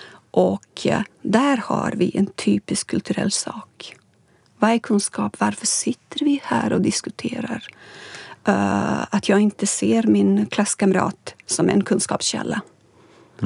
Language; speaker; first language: Swedish; non-native, fluent; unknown